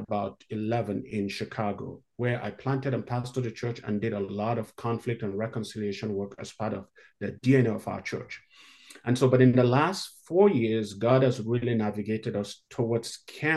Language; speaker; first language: English; non-native, local second language; Hausa